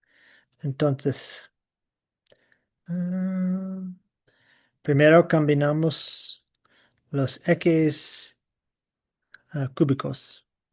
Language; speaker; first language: Spanish; non-native, fluent; English